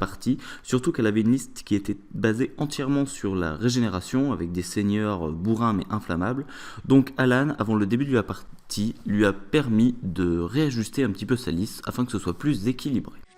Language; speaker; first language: French; native; French